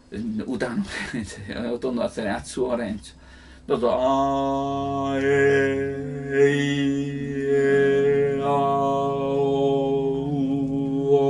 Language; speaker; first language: Japanese; non-native, learner; Italian